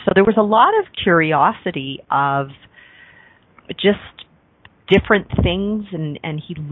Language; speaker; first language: English; native; English